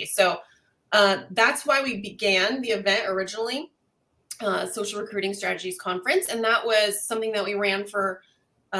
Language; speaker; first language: English; native; English